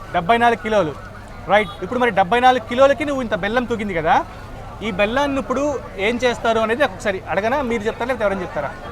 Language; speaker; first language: Telugu; native; Telugu